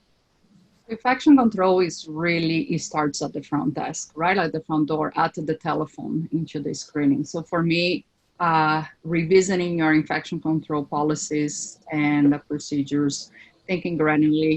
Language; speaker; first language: English; non-native, fluent; Portuguese